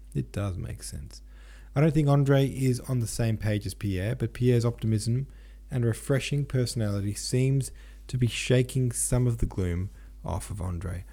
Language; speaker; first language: English; native; English